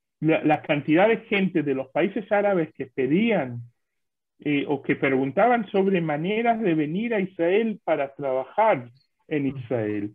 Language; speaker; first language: Spanish; non-native, fluent; Hebrew